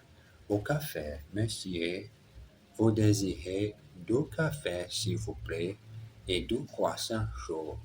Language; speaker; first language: French; non-native, learner; Portuguese